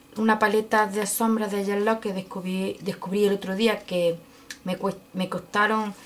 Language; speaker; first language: Spanish; native; Spanish